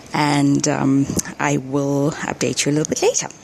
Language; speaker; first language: English; early bilingual, other home language; Hindi